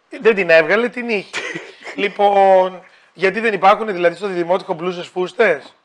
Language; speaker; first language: Greek; native; Greek